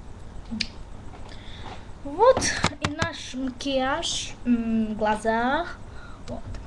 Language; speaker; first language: Russian; non-native, learner; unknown